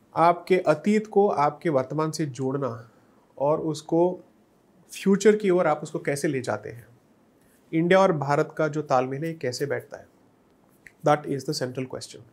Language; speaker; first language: Hindi; non-native, local second language; Tamil